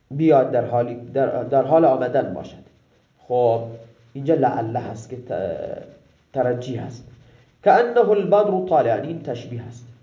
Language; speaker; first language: Persian; non-native, local second language; Baluchi